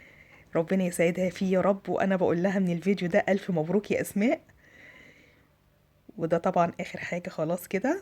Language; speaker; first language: Arabic; native; Arabic